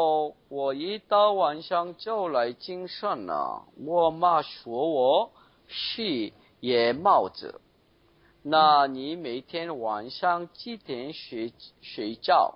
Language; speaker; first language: Chinese; non-native, learner; Korean